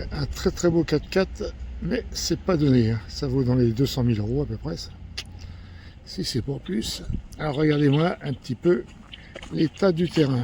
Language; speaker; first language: French; native; French